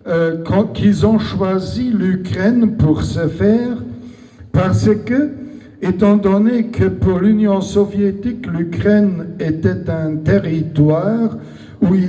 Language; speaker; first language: French; non-native, local second language; Luxembourgish